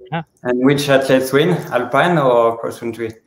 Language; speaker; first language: English; non-native, learner; French